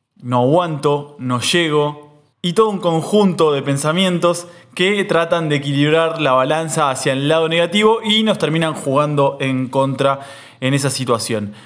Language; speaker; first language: Spanish; native; Spanish